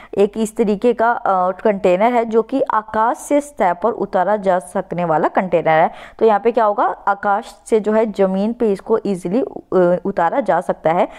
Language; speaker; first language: Hindi; native; Hindi